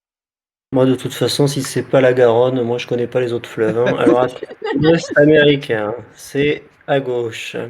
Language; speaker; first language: French; native; French